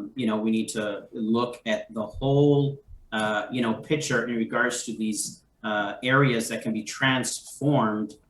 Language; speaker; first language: English; native; English